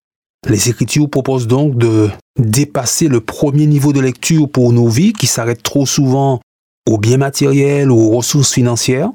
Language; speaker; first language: French; native; French